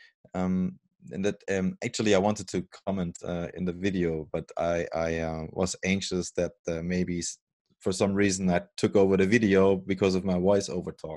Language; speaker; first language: English; non-native, fluent; German